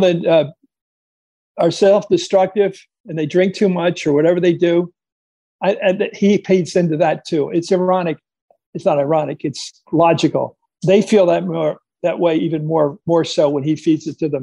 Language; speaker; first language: English; native; English